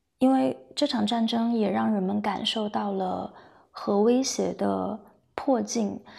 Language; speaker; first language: Chinese; native; Chinese